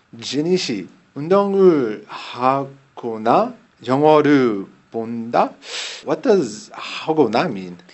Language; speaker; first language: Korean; non-native, learner; English